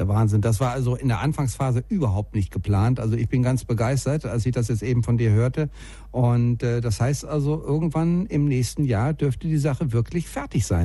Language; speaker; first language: German; native; German